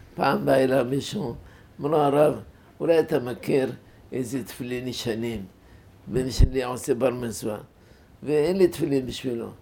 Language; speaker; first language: Hebrew; non-native, fluent; Arabic